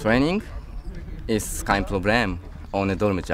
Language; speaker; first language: German; non-native, learner; Japanese